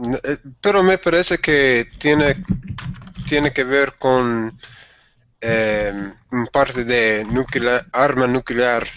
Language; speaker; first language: Spanish; non-native, learner; English